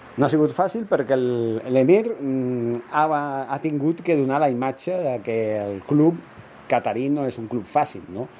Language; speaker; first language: Catalan; non-native, local second language; Spanish